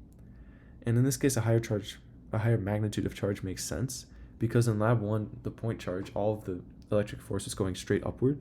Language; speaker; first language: English; native; English